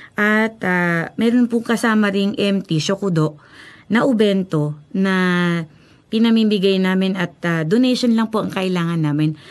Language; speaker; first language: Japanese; non-native, learner; Filipino